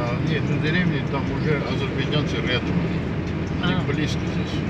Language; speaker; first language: Russian; non-native, learner; Armenian